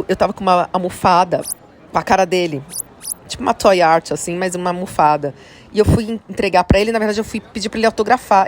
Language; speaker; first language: Portuguese; native; Portuguese